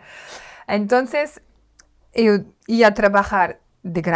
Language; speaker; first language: Spanish; non-native, learner; French